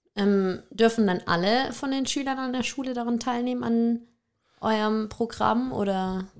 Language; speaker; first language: German; native; German